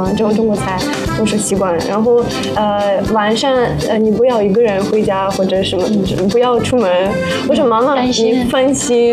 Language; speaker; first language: Chinese; non-native, fluent; Russian